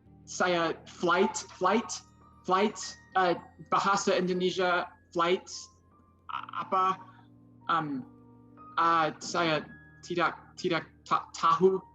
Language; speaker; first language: Indonesian; non-native, learner; English